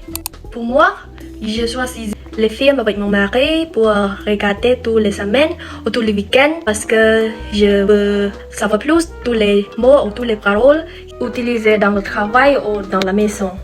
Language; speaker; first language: French; non-native, learner; Khmer